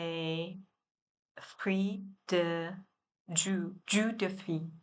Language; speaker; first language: French; non-native, learner; Chinese